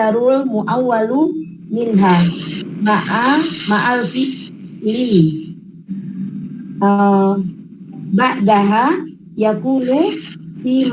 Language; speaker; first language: Arabic; non-native, fluent; Indonesian